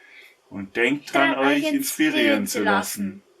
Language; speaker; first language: German; native; German